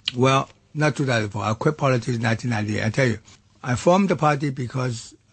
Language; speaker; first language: English; non-native, fluent; Chinese